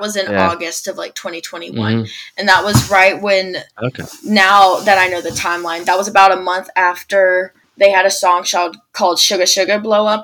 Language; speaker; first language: English; native; English